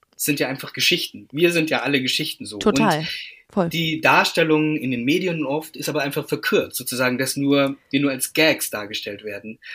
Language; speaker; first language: German; native; German